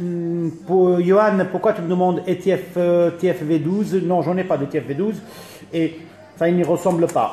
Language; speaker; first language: French; early bilingual, other home language; Italian